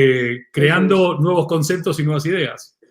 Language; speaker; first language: Spanish; native; Spanish